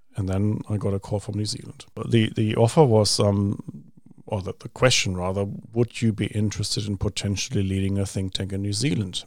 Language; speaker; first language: English; non-native, fluent; German